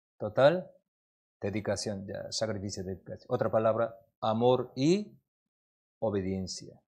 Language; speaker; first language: Spanish; non-native, learner; Korean